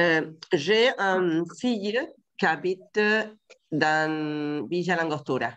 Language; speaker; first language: French; non-native, learner; Spanish